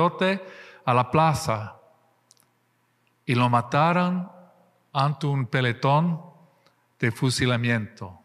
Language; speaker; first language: Spanish; non-native, fluent; English